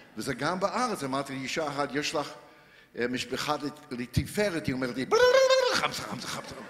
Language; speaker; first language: Hebrew; non-native, fluent; English